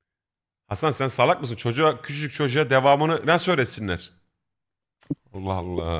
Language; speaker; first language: Turkish; native; Turkish